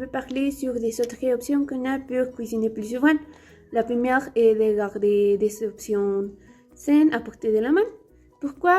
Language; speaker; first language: French; non-native, learner; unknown